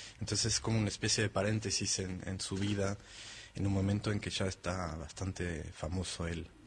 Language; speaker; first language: Spanish; non-native, fluent; French